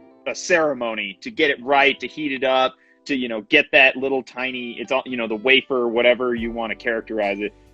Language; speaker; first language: English; native; English